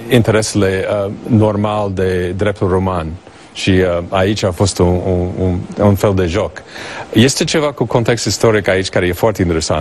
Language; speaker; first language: Romanian; non-native, fluent; English